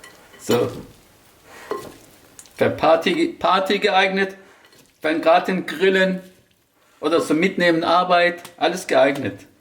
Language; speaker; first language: German; non-native, local second language; Turkish